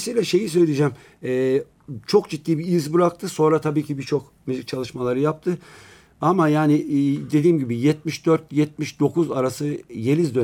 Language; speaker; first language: Turkish; native; Turkish